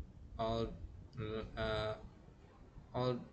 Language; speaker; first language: English; non-native, learner; Indonesian